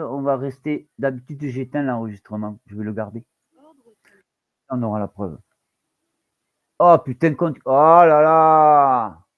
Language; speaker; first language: French; native; French